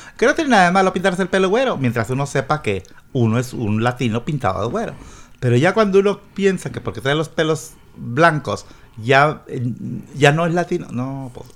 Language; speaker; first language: Spanish; native; Spanish